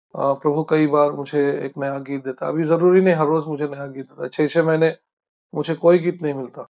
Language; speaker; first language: Hindi; non-native, local second language; Marathi